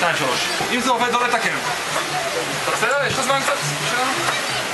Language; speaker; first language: Hebrew; native; Hebrew